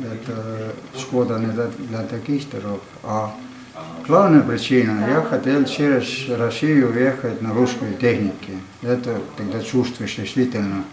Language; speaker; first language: Russian; non-native, fluent; Estonian